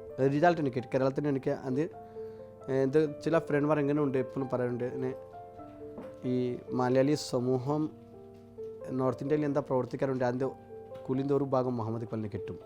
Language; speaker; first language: Malayalam; non-native, local second language; Assamese